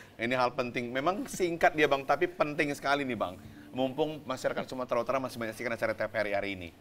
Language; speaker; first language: Indonesian; native; Indonesian